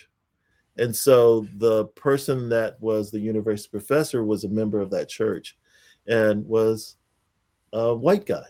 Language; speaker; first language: English; native; English